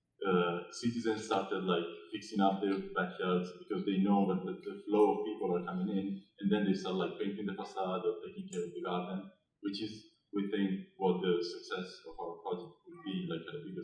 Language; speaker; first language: English; non-native, fluent; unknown